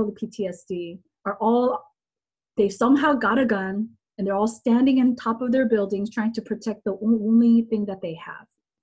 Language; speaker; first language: English; early bilingual, other home language; Korean